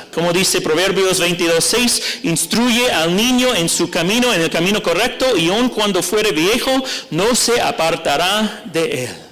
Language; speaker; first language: Spanish; non-native, fluent; English